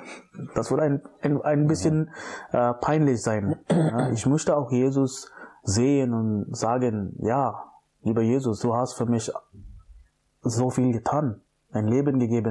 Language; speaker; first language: German; non-native, fluent; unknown